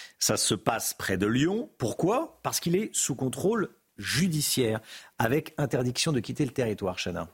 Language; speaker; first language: French; native; French